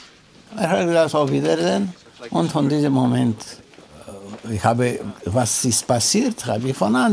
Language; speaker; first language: German; non-native, learner; Romanian